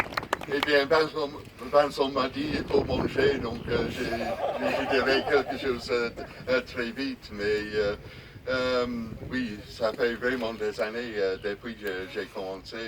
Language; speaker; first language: French; non-native, fluent; English